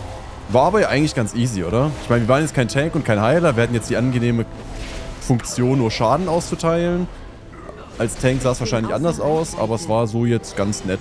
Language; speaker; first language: German; native; German